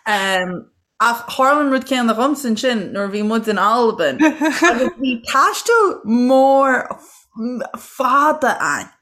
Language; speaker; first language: Irish; native; Irish